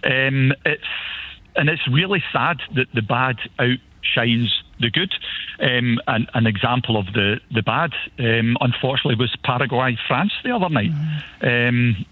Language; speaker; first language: English; native; English